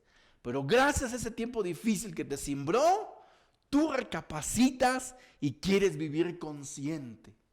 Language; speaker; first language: Spanish; native; Spanish